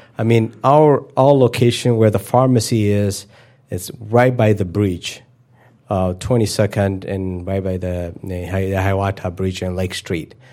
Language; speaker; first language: English; non-native, fluent; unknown